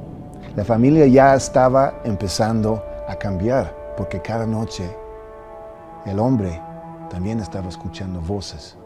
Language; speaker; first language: Spanish; early bilingual, heritage; English